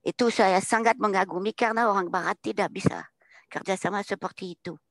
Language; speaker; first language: Indonesian; non-native, fluent; French